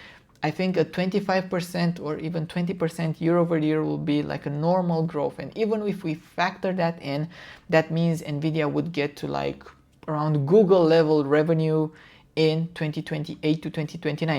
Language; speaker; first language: English; non-native, fluent; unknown